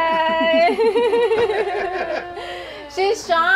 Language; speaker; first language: English; non-native, learner; Vietnamese